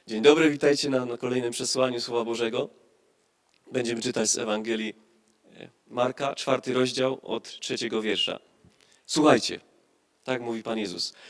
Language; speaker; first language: Polish; native; Polish